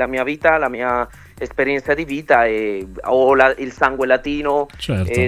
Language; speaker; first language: Italian; early bilingual, other home language; Spanish